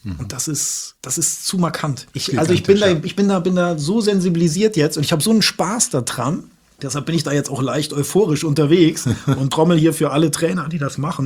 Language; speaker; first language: German; native; German